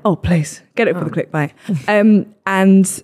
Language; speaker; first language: English; native; English